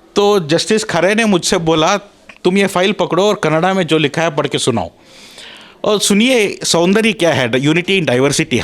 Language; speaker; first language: Hindi; non-native, local second language; Kannada